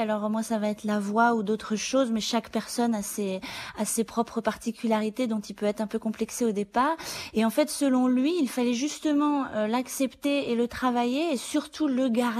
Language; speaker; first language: French; native; French